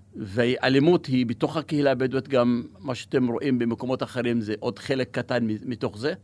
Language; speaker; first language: Hebrew; non-native, local second language; Arabic